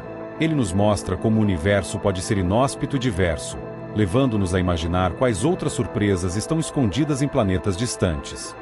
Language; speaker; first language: Portuguese; native; Portuguese